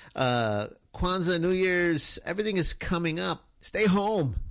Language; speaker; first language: English; early bilingual, other home language; Spanish